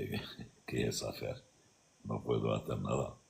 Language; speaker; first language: Spanish; non-native, learner; Arabic